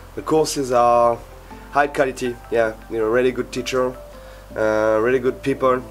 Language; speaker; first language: English; non-native, learner; French